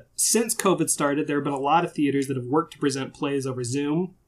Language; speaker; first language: English; native; English